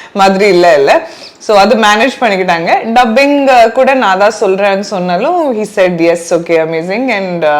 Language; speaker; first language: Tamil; non-native, learner; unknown